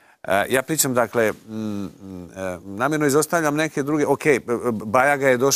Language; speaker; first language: Croatian; native; Croatian